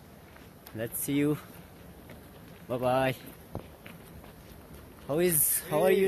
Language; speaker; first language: English; non-native, local second language; Ladakhi